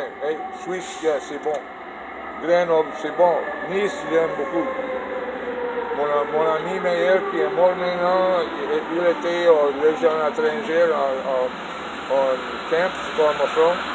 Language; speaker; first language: French; non-native, learner; English